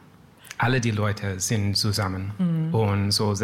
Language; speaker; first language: German; non-native, learner; English